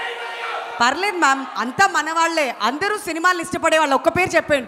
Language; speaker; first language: Telugu; native; Telugu